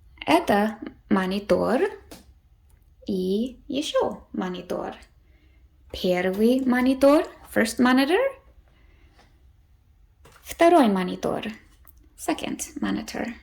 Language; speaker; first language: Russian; early bilingual, heritage; Russian